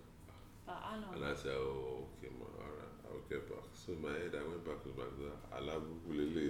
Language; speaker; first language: English; non-native, local second language; Yoruba